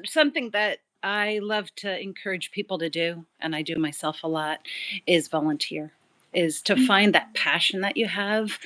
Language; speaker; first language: English; native; English